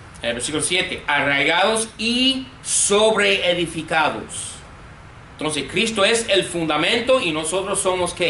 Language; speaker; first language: Spanish; non-native, fluent; English